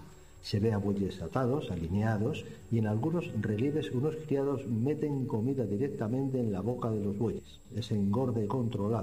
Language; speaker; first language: Spanish; native; Spanish